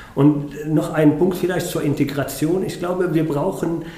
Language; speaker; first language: German; non-native, fluent; Arabic